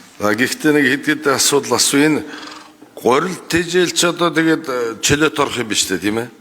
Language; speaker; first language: Mongolian; non-native, local second language; Kazakh